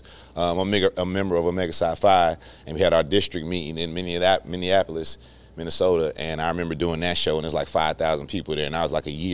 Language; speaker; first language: English; native; English